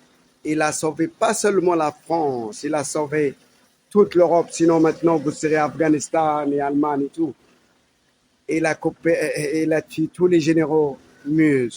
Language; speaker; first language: French; non-native, learner; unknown